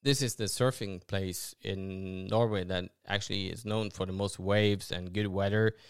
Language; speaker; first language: English; non-native, fluent; Norwegian